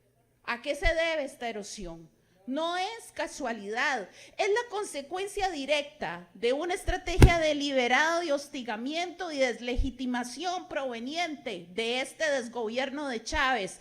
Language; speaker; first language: Spanish; native; Spanish